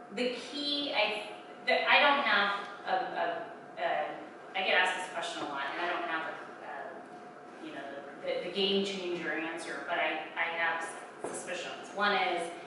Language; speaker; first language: English; native; English